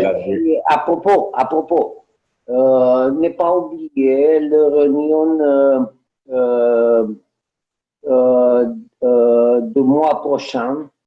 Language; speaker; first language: French; non-native, learner; Romanian